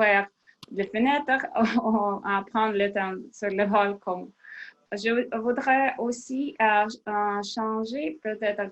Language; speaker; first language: French; non-native, learner; Russian